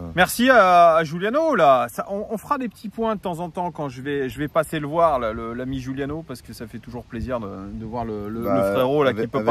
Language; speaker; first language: French; native; French